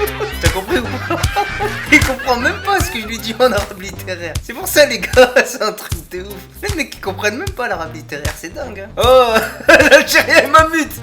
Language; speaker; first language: French; native; French